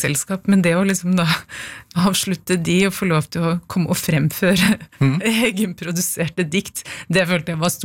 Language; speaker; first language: Norwegian; early bilingual, other home language; Urdu